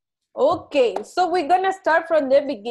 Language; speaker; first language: English; non-native, learner; Spanish